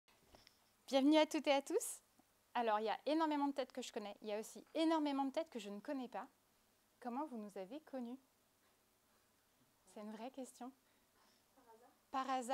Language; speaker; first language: French; native; French